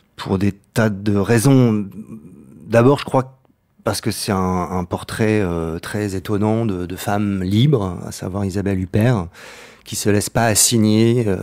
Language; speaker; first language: French; native; French